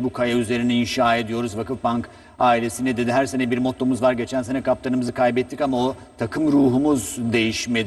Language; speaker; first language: Turkish; native; Turkish